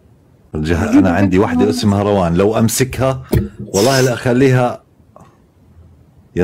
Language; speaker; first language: Arabic; native; Arabic